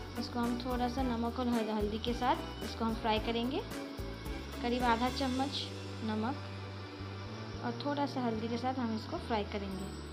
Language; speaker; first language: Hindi; non-native, local second language; Bangla